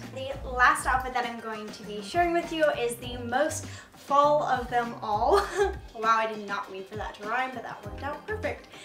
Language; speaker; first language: English; native; English